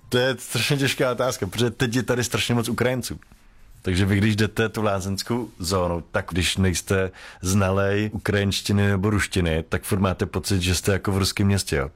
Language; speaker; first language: Czech; native; Czech